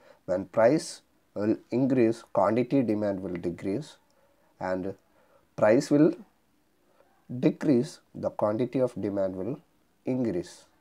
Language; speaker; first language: English; non-native, local second language; Malayalam